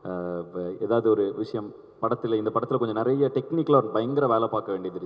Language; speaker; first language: Tamil; native; Tamil